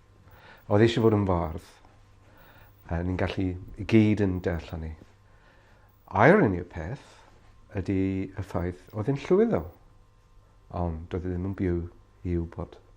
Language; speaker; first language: Welsh; non-native, fluent; English